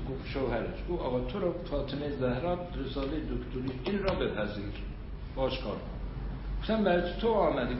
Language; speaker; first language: Persian; non-native, local second language; Azerbaijani